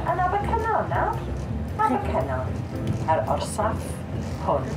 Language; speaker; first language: Welsh; non-native, learner; English